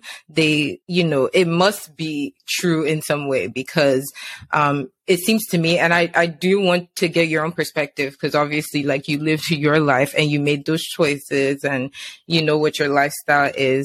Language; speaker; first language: English; non-native, local second language; Yoruba